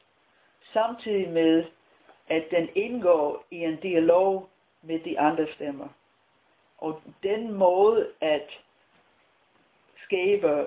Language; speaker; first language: Danish; non-native, fluent; English